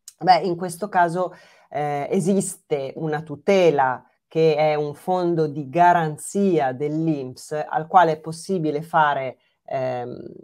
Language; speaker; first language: Italian; native; Italian